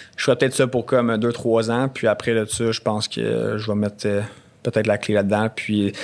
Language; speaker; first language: French; native; French